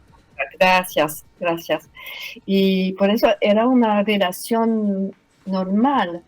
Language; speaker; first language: Spanish; non-native, fluent; French